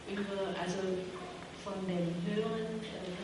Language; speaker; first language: German; non-native, fluent; Vietnamese